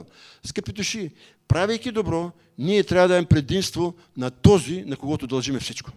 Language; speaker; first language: Bulgarian; native; Bulgarian